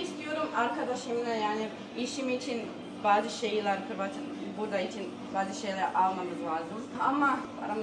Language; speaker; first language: Turkish; non-native, learner; Croatian